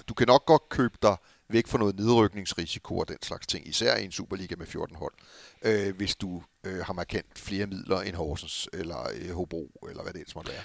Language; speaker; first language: Danish; native; Danish